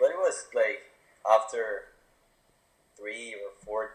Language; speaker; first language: English; non-native, fluent; Portuguese